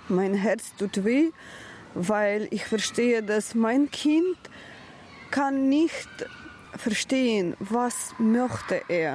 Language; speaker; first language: German; non-native, learner; Ukrainian